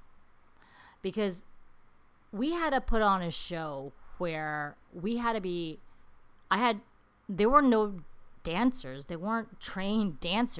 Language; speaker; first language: English; native; English